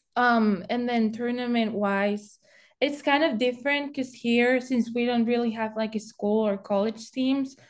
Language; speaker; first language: English; non-native, fluent; Spanish